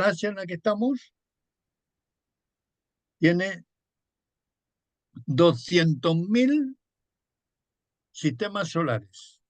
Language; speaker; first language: Spanish; native; Spanish